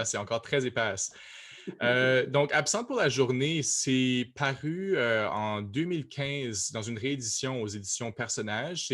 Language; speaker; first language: French; native; French